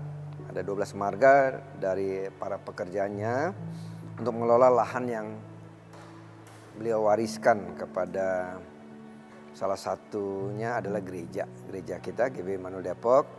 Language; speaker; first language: Indonesian; native; Indonesian